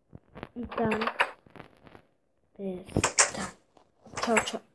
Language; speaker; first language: German; early bilingual, other home language; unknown